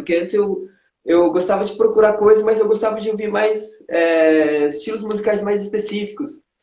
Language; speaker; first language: Portuguese; non-native, local second language; Kabuverdianu